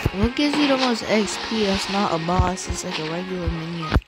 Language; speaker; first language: English; native; English